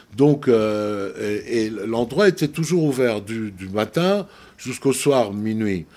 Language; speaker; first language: French; non-native, fluent; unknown